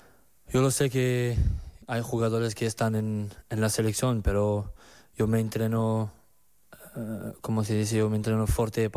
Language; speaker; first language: Spanish; non-native, learner; French